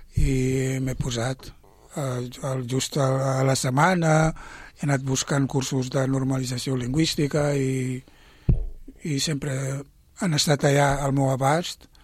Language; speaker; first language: Catalan; non-native, fluent; Portuguese